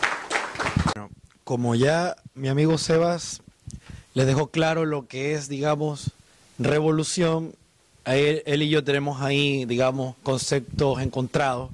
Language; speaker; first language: Spanish; native; Spanish